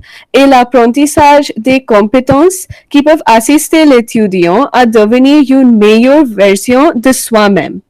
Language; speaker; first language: French; non-native, learner; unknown